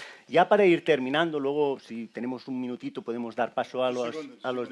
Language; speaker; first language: Spanish; native; Spanish